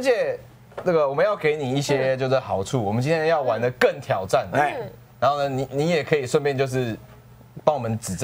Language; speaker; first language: Chinese; native; Chinese